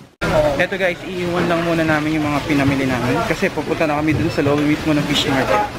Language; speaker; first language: Filipino; native; Filipino